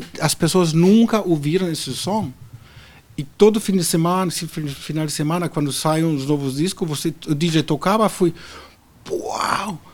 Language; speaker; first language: Portuguese; non-native, fluent; German